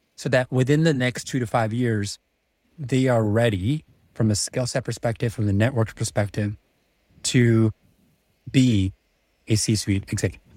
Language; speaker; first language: English; early bilingual, other home language; Czech